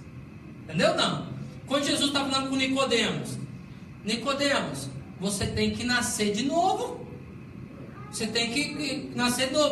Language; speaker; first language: Portuguese; native; Portuguese